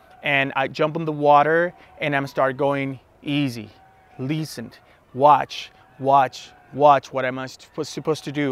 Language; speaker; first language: English; non-native, fluent; Spanish